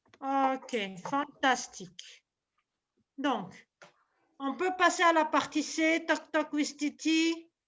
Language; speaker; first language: French; non-native, local second language; Arabic